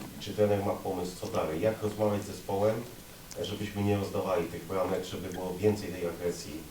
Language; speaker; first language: Polish; native; Polish